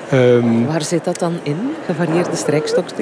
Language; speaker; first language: Dutch; native; Dutch